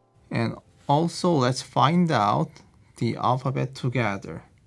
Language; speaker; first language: English; non-native, fluent; Korean